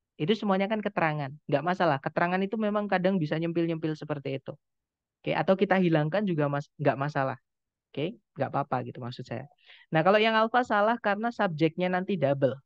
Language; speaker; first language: Indonesian; non-native, local second language; Javanese